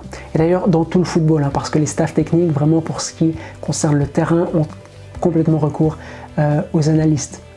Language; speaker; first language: French; native; French